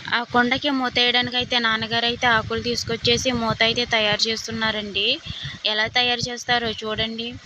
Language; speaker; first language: Telugu; non-native, local second language; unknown